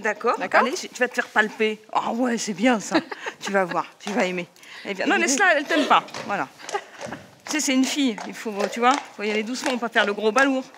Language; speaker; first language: French; native; French